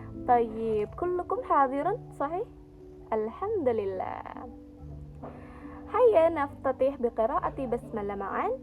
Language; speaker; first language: Arabic; non-native, learner; Indonesian